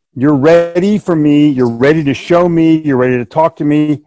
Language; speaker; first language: English; native; English